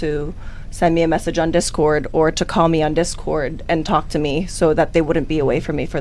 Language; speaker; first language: English; non-native, local second language; Filipino